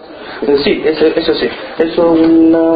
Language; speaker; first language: Spanish; non-native, learner; Chinese